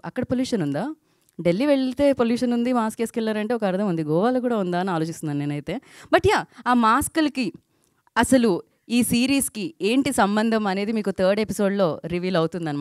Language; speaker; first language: Telugu; native; Telugu